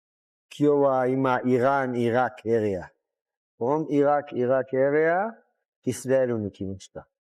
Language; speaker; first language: Japanese; non-native, learner; Hebrew